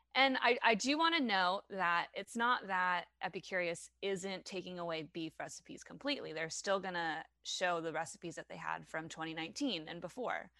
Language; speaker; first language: English; non-native, fluent; French